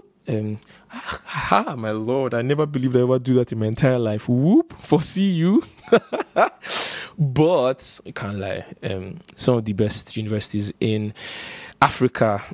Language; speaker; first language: English; non-native, local second language; Igbo